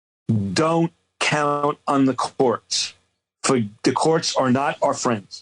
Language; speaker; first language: English; native; English